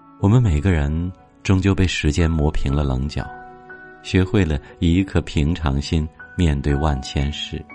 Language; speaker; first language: Chinese; native; Chinese